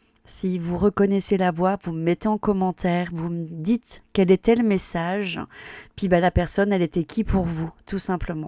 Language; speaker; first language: French; native; French